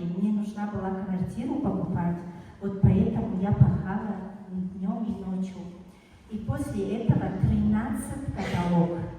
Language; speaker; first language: Russian; non-native, fluent; Tajik